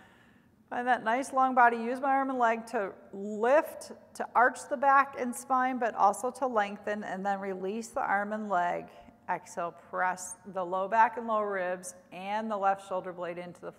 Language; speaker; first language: English; native; English